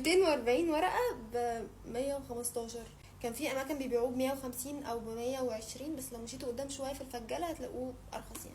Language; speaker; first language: Arabic; native; Arabic